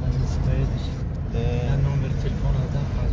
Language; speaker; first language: Russian; non-native, local second language; Tajik